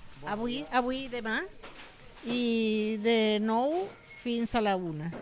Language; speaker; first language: Catalan; non-native, learner; Spanish